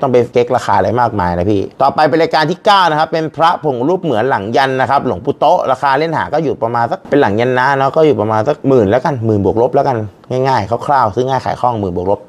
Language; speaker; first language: Thai; native; Thai